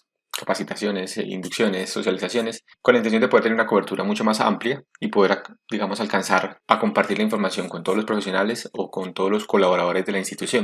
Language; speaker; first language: Spanish; native; Spanish